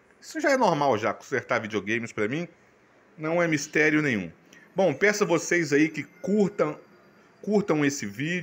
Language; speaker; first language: Portuguese; native; Portuguese